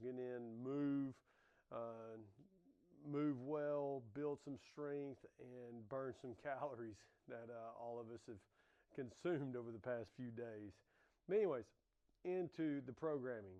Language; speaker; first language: English; native; English